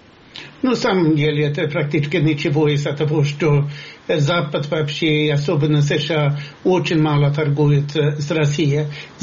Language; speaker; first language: Russian; non-native, fluent; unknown